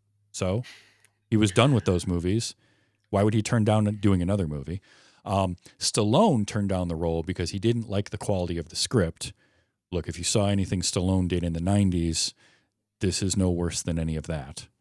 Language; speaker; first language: English; native; English